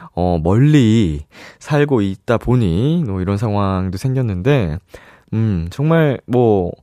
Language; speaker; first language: Korean; native; Korean